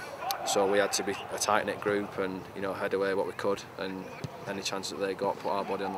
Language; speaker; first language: English; native; English